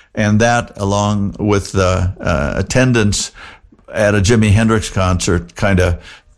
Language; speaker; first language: English; native; English